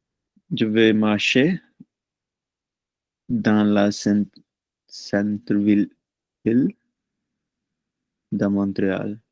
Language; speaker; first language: French; non-native, learner; Punjabi